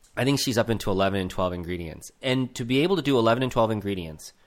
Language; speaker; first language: English; early bilingual, other home language; Gujarati